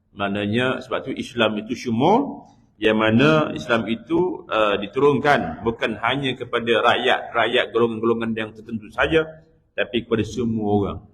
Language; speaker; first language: Malay; native; Malay